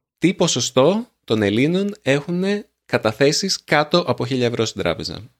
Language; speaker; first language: Greek; native; Greek